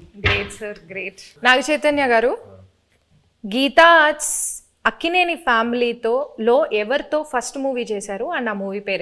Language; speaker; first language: Telugu; native; Telugu